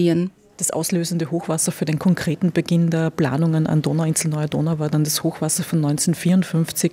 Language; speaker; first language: German; native; German